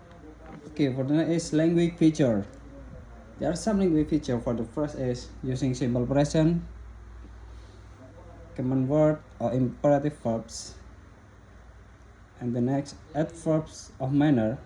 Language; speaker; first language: English; non-native, learner; Indonesian